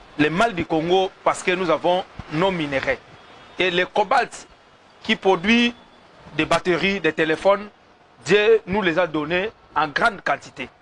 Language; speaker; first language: French; non-native, local second language; Lingala